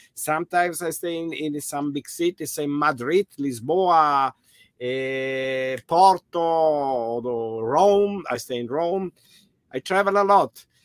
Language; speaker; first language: English; non-native, learner; German